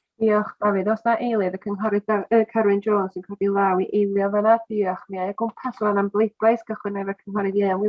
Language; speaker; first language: Welsh; native; Welsh